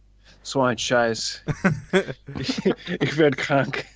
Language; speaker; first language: German; non-native, fluent; English